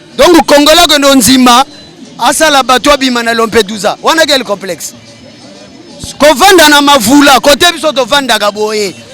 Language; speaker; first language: Lingala; native; Lingala